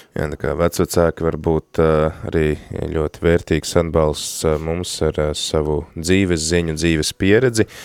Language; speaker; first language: Latvian; native; Latvian